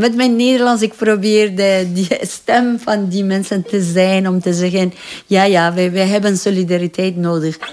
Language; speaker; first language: Dutch; non-native, fluent; Persian